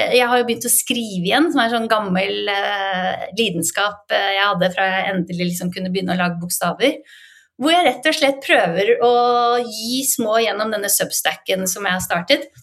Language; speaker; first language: Norwegian; native; Norwegian